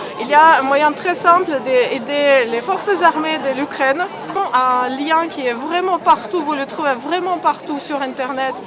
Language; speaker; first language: French; non-native, fluent; Ukrainian